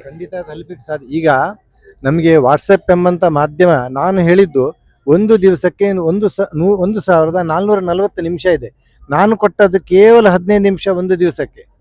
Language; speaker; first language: Kannada; non-native, local second language; Tulu